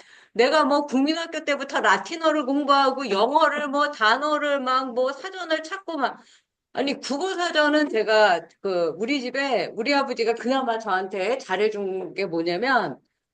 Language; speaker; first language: Korean; native; Korean